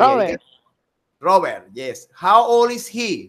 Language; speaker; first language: English; non-native, fluent; Spanish